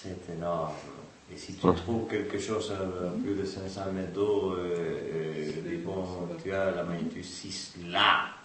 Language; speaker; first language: French; non-native, fluent; Spanish